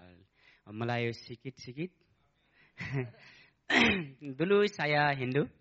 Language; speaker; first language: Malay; non-native, learner; Nepali